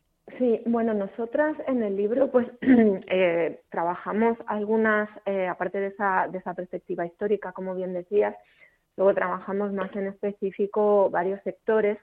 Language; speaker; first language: Spanish; native; Spanish